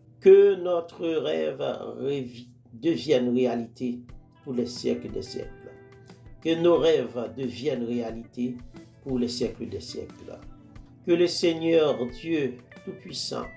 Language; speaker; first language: French; non-native, local second language; Haitian Creole